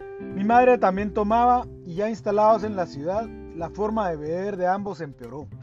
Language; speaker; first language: Spanish; native; Spanish